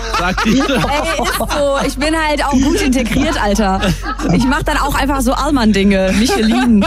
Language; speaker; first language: German; early bilingual, other home language; Turkish